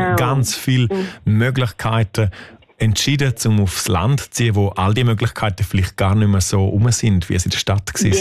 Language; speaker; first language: German; native; German